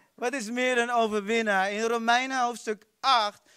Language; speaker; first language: Dutch; non-native, fluent; Filipino